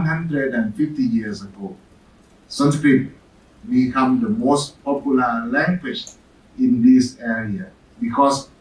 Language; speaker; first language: English; non-native, fluent; Thai